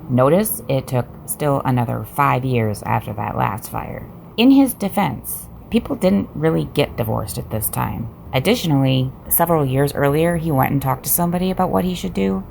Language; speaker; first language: English; native; English